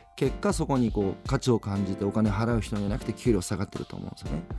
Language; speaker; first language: Japanese; native; Japanese